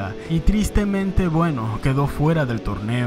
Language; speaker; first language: Spanish; native; Spanish